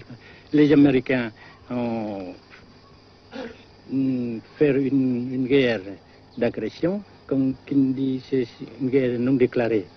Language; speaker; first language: French; non-native, fluent; Vietnamese